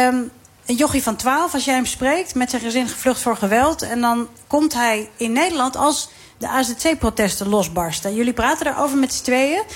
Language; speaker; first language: Dutch; native; Dutch